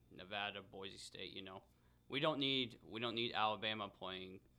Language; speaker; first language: English; native; English